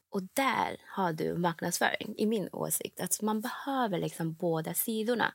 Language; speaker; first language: Swedish; non-native, fluent; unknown